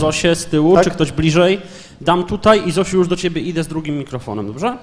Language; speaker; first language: Polish; native; Polish